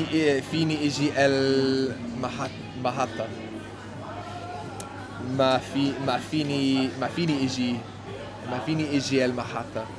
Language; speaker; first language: Arabic; non-native, learner; English